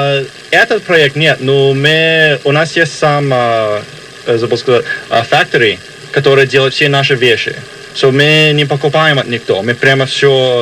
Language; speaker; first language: Russian; early bilingual, heritage; Russian